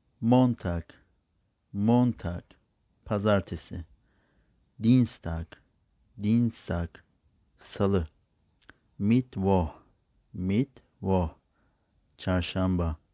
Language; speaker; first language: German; non-native, learner; Turkish